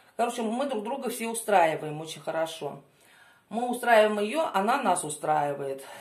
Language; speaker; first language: Russian; native; Russian